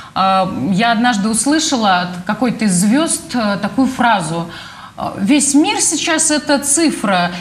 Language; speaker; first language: Russian; native; Russian